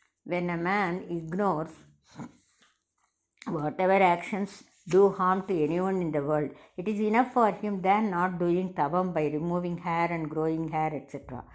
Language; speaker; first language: English; non-native, local second language; Tamil